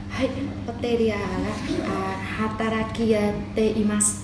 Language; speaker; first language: Japanese; non-native, learner; Vietnamese